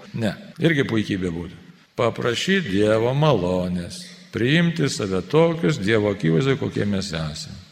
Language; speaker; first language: Lithuanian; native; Lithuanian